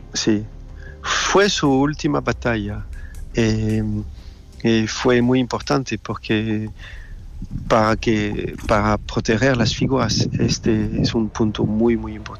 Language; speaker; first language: Spanish; non-native, learner; French